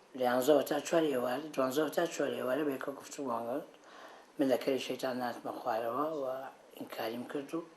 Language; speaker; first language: Central Kurdish; non-native, local second language; Arabic